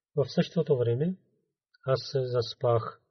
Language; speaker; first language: Bulgarian; non-native, learner; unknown